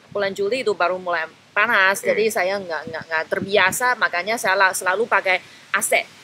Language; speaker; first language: Indonesian; non-native, fluent; Chinese